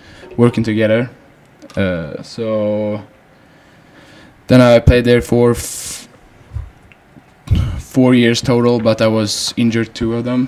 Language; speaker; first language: English; non-native, fluent; Swedish